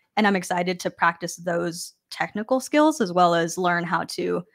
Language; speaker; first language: English; native; English